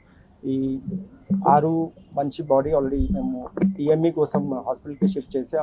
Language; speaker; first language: Telugu; non-native, fluent; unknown